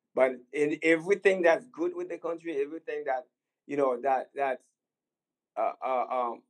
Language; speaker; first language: English; non-native, fluent; Haitian Creole